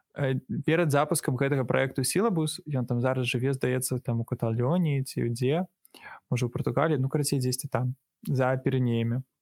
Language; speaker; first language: Belarusian; non-native, local second language; Russian